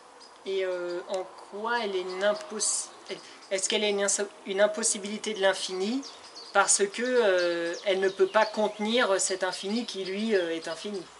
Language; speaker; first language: French; native; French